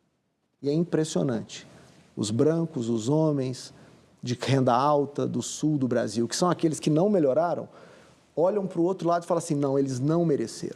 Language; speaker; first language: Portuguese; native; Portuguese